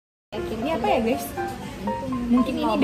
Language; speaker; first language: Indonesian; native; Indonesian